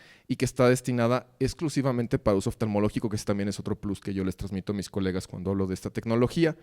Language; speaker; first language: Spanish; native; Spanish